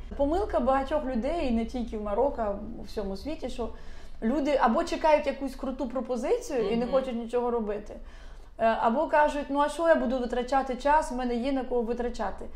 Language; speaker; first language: Ukrainian; non-native, local second language; Russian